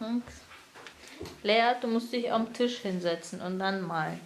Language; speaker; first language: German; native; German